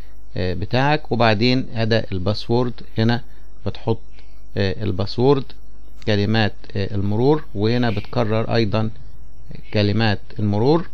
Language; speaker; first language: Arabic; native; Arabic